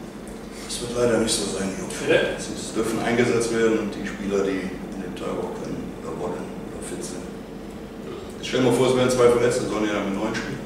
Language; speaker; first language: German; native; German